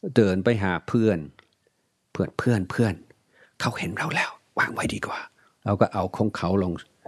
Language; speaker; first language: Thai; non-native, fluent; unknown